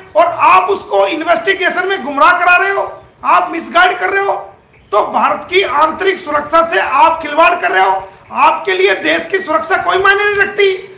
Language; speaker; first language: Hindi; native; Hindi